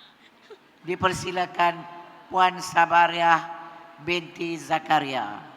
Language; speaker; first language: Malay; native; Malay